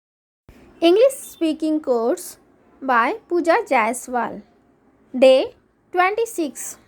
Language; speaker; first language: English; non-native, local second language; Hindi